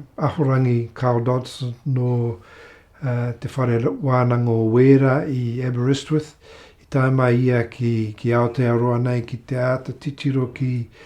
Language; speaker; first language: Māori; non-native, local second language; English